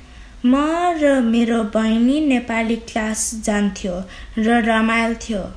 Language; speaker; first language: Nepali; early bilingual, heritage; Nepali